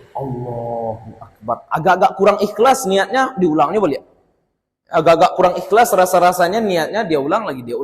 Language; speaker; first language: Malay; non-native, local second language; Minangkabau